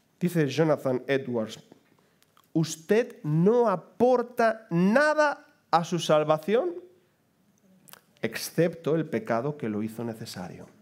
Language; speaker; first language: Spanish; native; Spanish